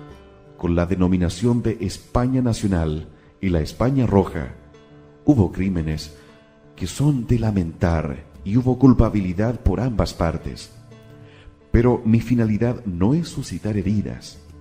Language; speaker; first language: Spanish; native; Spanish